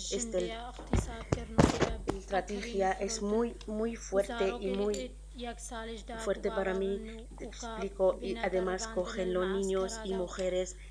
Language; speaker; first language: Spanish; non-native, learner; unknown